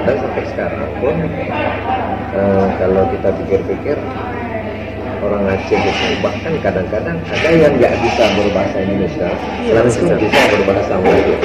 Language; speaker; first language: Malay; non-native, local second language; Achinese